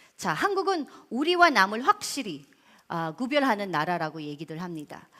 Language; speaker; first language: Korean; non-native, fluent; Filipino